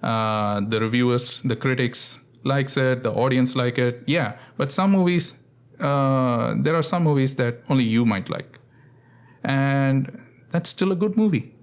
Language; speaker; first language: English; non-native, local second language; Tamil